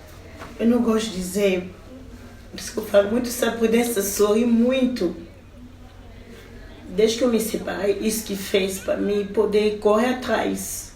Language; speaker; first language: Portuguese; non-native, fluent; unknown